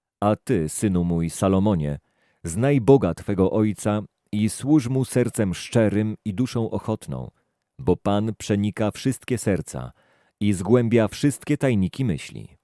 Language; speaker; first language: Polish; native; Polish